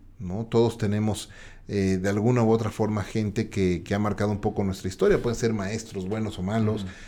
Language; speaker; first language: Spanish; native; Spanish